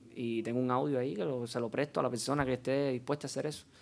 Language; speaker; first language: Spanish; native; Spanish